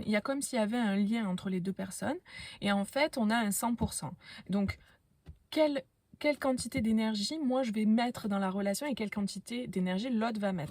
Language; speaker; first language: French; native; French